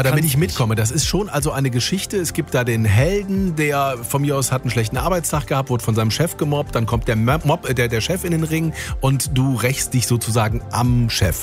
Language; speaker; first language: German; native; German